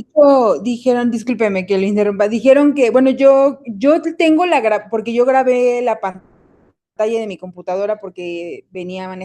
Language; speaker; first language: Spanish; native; Spanish